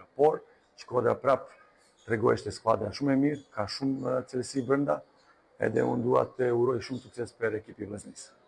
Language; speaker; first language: Albanian; non-native, learner; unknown